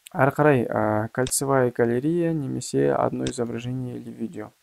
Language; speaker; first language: Russian; non-native, local second language; Kazakh